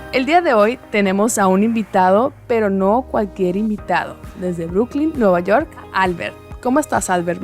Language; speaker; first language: Spanish; native; Spanish